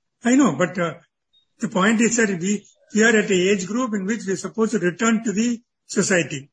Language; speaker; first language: English; non-native, local second language; Tamil